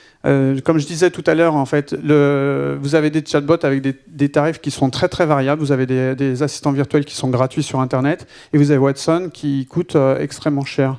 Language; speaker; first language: French; native; French